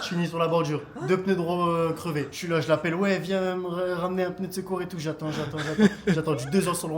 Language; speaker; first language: French; native; French